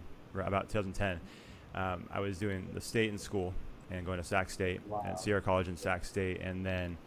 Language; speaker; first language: English; native; English